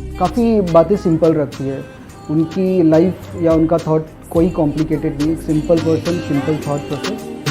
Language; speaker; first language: Hindi; non-native, local second language; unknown